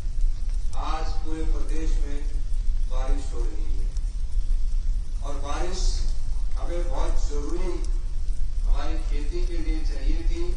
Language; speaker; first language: Hindi; native; Hindi